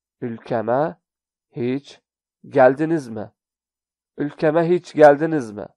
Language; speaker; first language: Turkish; non-native, fluent; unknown